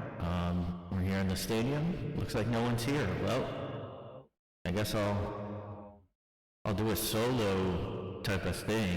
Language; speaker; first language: English; native; English